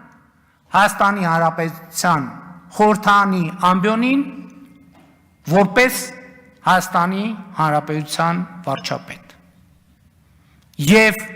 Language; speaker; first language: Armenian; native; Armenian